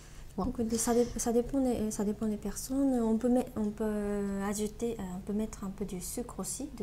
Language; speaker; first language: French; non-native, learner; Japanese